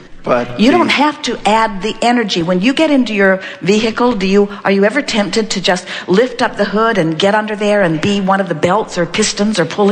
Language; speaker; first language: English; native; English